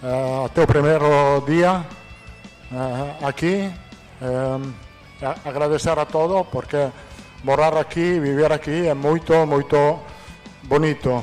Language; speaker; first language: Portuguese; non-native, fluent; Italian